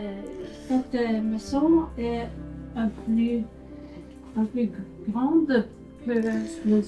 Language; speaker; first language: French; non-native, learner; Norwegian